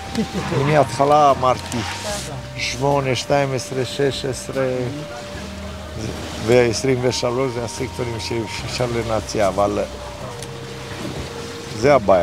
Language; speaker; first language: Hebrew; non-native, learner; Romanian